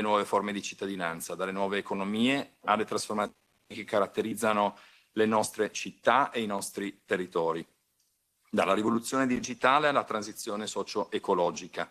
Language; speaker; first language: Italian; native; Italian